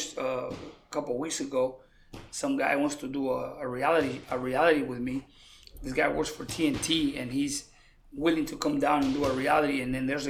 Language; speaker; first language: English; early bilingual, other home language; Spanish